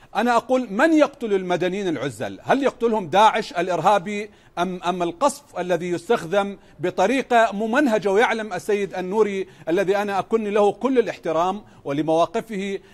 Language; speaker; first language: Arabic; native; Arabic